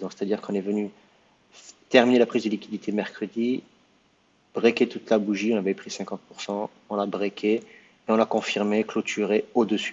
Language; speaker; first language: French; native; French